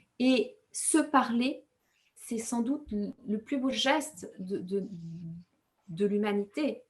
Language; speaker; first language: French; non-native, local second language; Kinyarwanda